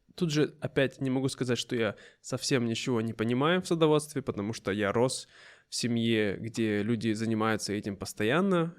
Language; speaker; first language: Russian; native; Russian